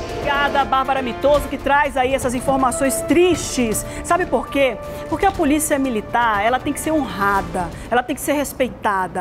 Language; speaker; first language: Portuguese; native; Portuguese